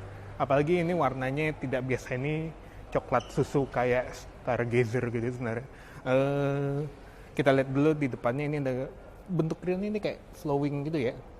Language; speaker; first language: Indonesian; native; Indonesian